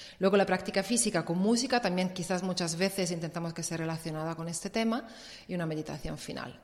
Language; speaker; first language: Spanish; non-native, fluent; Italian